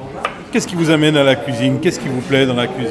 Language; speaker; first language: French; native; French